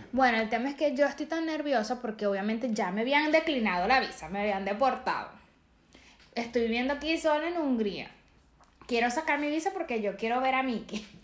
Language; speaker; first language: Spanish; native; Spanish